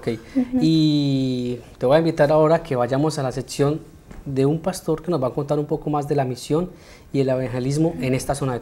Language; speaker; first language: Spanish; native; Spanish